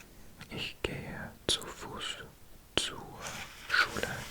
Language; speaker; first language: German; non-native, learner; English